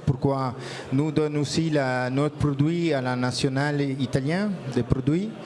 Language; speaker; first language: French; non-native, learner; Italian